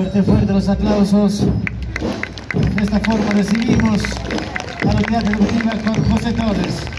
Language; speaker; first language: Spanish; native; Spanish